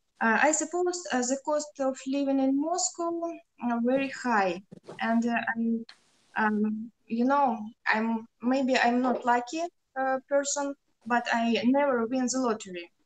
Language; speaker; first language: English; non-native, learner; Russian